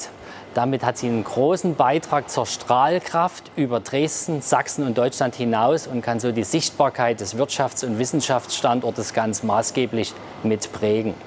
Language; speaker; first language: German; native; German